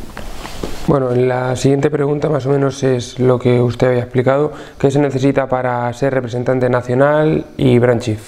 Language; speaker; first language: Spanish; non-native, fluent; Russian